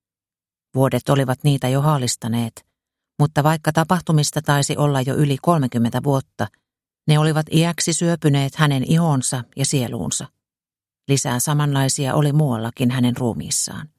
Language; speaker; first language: Finnish; native; Finnish